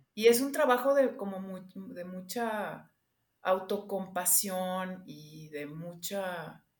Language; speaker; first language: Spanish; non-native, local second language; English